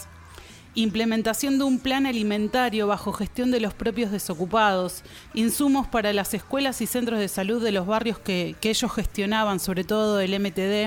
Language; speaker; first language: Spanish; native; Spanish